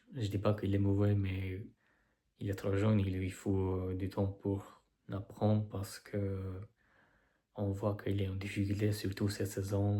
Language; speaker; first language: French; non-native, fluent; Albanian